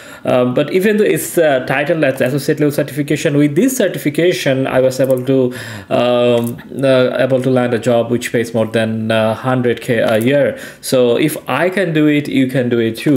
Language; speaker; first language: English; non-native, local second language; Bangla